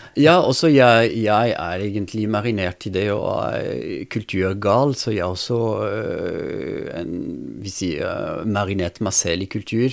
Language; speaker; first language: Norwegian; non-native, fluent; French